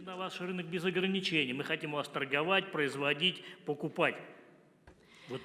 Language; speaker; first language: Russian; native; Russian